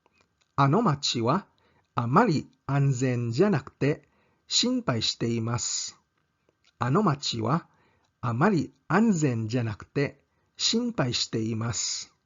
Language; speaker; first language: Japanese; non-native, fluent; English